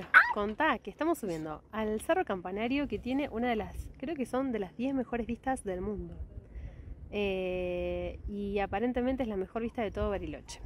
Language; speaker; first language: Spanish; native; Spanish